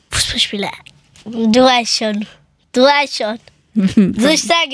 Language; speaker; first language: German; early bilingual, other home language; Persian